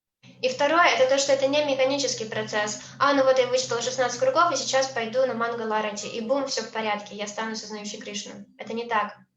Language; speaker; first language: Russian; native; Russian